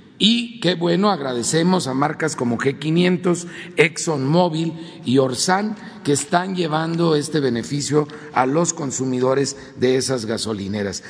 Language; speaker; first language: Spanish; native; Spanish